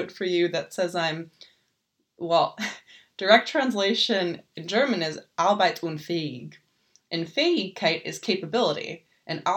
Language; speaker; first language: English; native; English